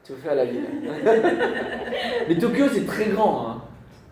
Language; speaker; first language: French; non-native, fluent; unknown